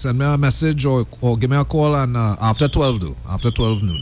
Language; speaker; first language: English; native; English